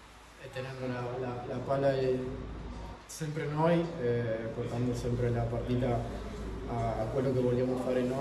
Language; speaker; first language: Italian; non-native, fluent; Spanish